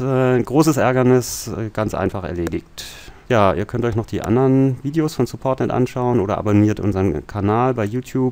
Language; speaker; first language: German; native; German